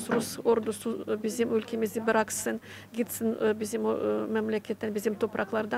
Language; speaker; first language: Turkish; non-native, fluent; Ukrainian